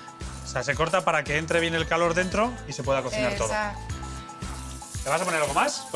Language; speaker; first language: Spanish; native; Spanish